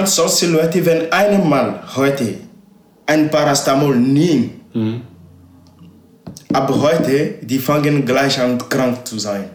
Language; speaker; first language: German; non-native, learner; Ewe